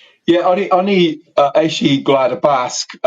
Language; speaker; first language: Welsh; native; Welsh